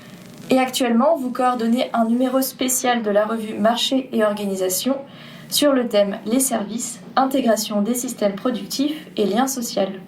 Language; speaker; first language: French; native; French